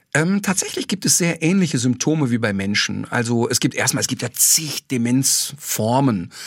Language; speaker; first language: German; native; German